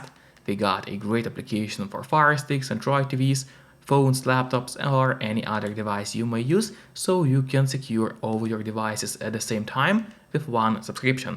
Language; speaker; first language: English; non-native, fluent; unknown